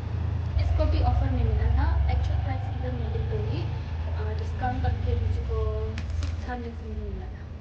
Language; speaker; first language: Hindi; non-native, local second language; Tibetan